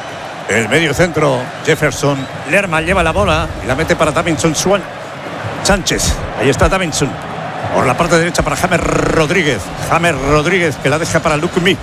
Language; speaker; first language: Spanish; native; Spanish